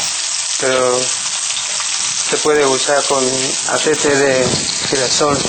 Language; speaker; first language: Spanish; non-native, learner; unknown